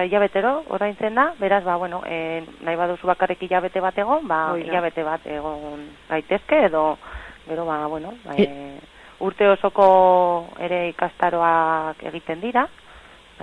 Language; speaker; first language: Basque; non-native, local second language; Spanish